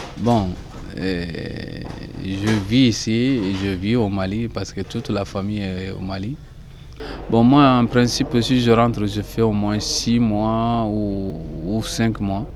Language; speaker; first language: French; non-native, local second language; Soninke